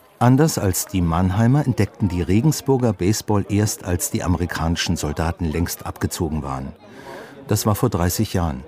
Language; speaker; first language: German; native; German